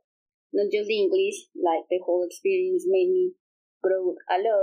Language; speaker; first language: English; non-native, fluent; Spanish